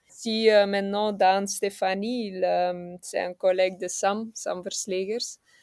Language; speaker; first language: French; non-native, local second language; Dutch